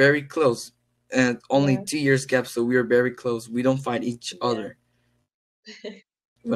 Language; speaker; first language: English; non-native, learner; Korean